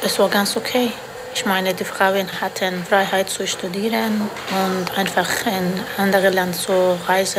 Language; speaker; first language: German; non-native, learner; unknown